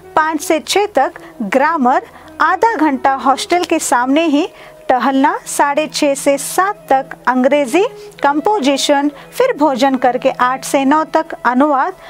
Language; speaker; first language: Hindi; non-native, local second language; Kannada